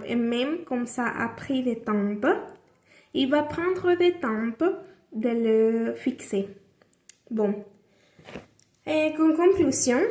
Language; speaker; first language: French; non-native, learner; Spanish